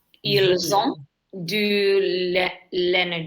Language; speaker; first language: French; non-native, learner; English